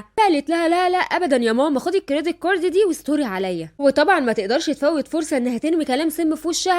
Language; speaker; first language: Arabic; native; Arabic